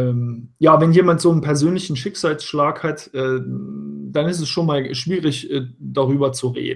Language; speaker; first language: German; native; German